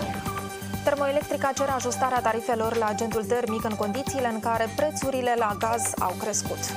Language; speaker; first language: Romanian; native; Romanian